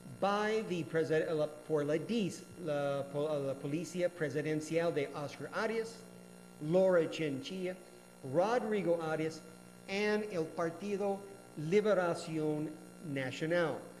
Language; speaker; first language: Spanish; non-native, learner; English